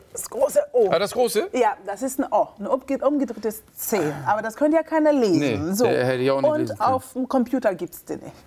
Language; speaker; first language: German; early bilingual, other home language; Akan